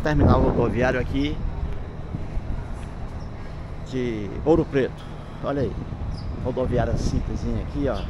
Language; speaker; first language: Portuguese; native; Portuguese